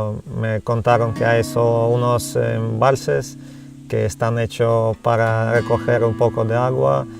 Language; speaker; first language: Spanish; non-native, learner; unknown